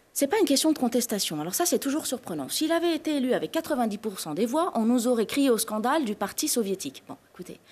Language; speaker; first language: French; native; French